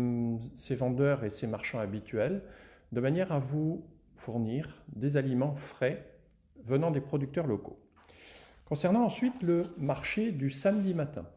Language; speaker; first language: French; native; French